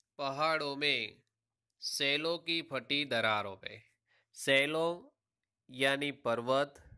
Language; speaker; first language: Hindi; non-native, local second language; Gujarati